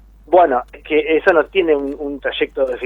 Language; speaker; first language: Spanish; native; Spanish